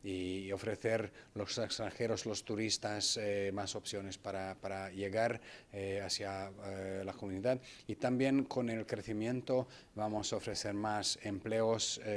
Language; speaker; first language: Spanish; non-native, fluent; Hungarian